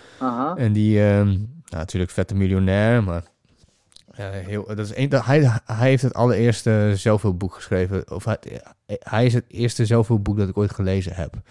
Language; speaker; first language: Dutch; native; Dutch